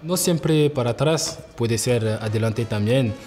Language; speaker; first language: Spanish; non-native, learner; French